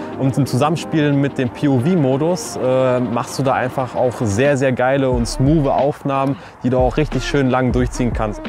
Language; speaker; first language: German; early bilingual, other home language; Russian